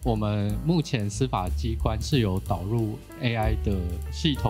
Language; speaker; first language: Chinese; native; Chinese